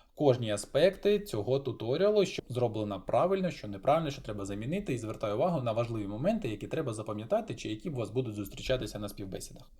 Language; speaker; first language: Ukrainian; non-native, local second language; Russian